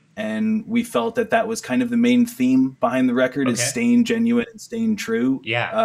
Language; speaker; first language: English; native; English